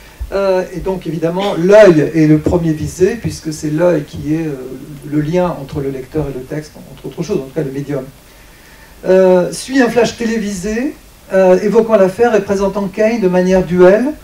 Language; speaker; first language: French; native; French